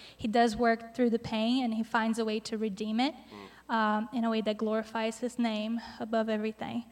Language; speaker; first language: English; non-native, fluent; Portuguese